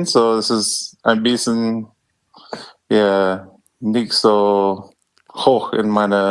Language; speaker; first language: German; non-native, learner; English